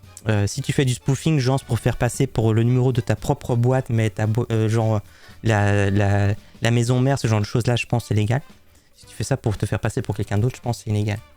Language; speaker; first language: French; native; French